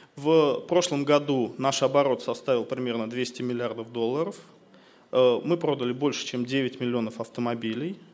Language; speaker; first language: Russian; native; Russian